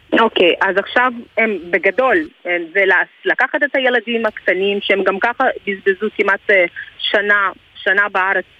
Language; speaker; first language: Hebrew; non-native, fluent; Russian